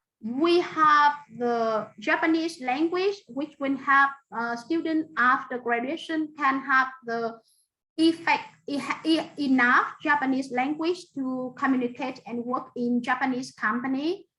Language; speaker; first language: English; non-native, fluent; Vietnamese